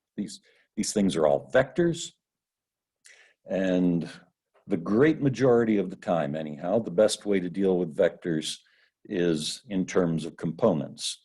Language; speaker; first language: English; native; English